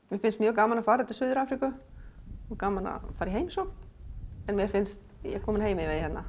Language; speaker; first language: Icelandic; non-native, fluent; Afrikaans